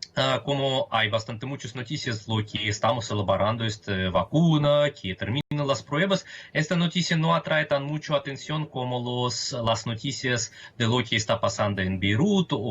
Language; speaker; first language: Spanish; non-native, fluent; Russian